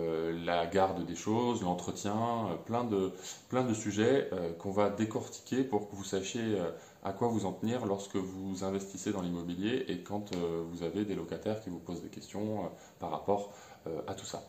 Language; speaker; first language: French; native; French